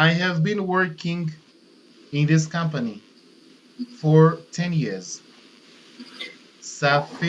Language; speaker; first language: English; non-native, fluent; Swahili